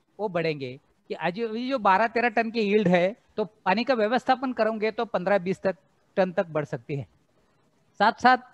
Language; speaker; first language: Hindi; non-native, local second language; Marathi